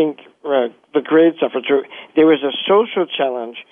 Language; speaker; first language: English; native; English